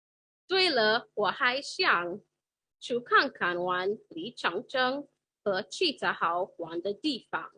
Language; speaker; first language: Chinese; non-native, learner; English